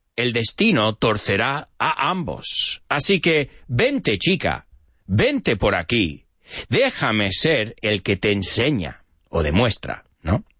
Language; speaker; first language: Spanish; non-native, fluent; English